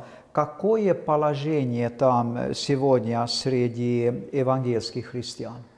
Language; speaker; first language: Russian; non-native, fluent; Swedish